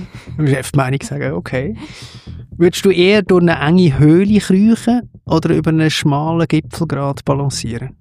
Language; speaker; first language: German; native; German